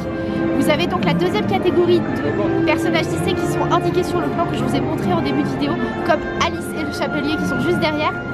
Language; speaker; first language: French; native; French